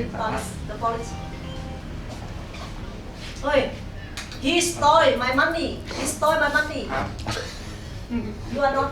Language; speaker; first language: English; non-native, learner; Vietnamese